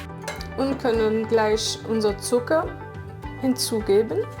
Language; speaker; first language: German; non-native, fluent; French